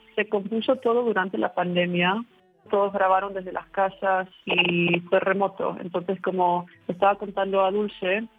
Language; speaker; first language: Spanish; early bilingual, heritage; English